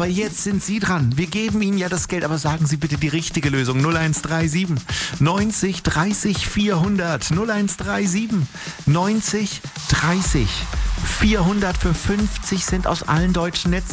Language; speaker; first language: German; native; German